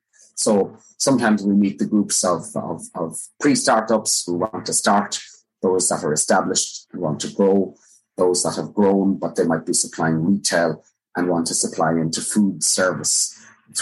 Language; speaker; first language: English; native; English